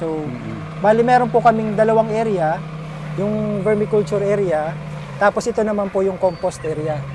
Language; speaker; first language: Filipino; native; Filipino